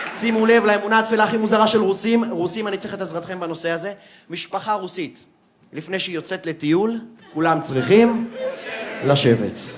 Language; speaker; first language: Hebrew; early bilingual, other home language; Russian